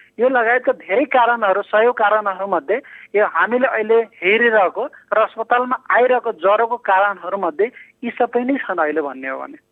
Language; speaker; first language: Nepali; non-native, local second language; Bhojpuri